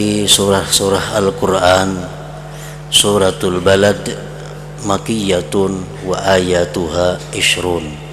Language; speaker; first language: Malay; non-native, local second language; Banjar